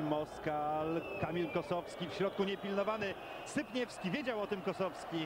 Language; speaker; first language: Polish; native; Polish